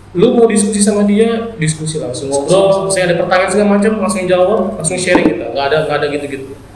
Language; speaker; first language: Indonesian; native; Indonesian